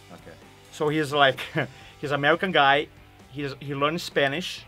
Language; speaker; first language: English; non-native, fluent; Portuguese